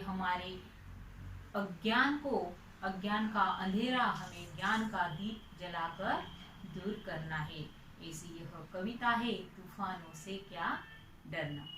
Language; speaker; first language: Hindi; non-native, local second language; Marathi